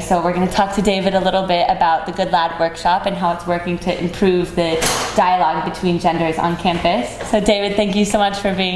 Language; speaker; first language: English; native; English